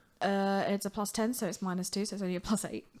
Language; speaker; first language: English; native; English